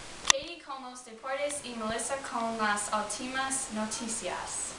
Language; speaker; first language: Spanish; non-native, learner; English